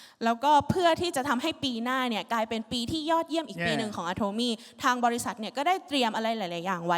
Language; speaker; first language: Thai; native; Thai